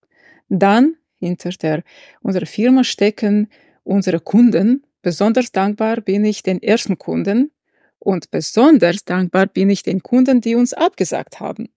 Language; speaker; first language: German; non-native, fluent; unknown